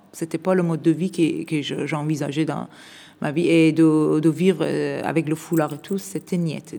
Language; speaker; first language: French; non-native, fluent; Persian